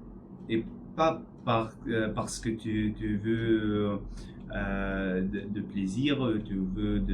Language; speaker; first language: French; non-native, learner; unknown